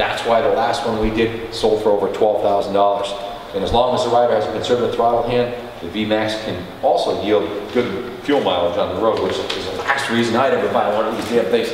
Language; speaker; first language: English; native; English